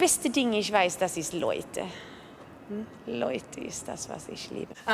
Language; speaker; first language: German; non-native, learner; Swedish